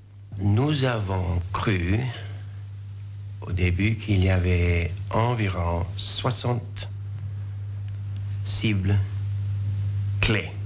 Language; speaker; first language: French; non-native, fluent; English